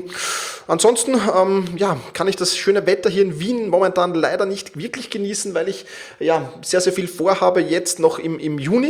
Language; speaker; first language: German; native; German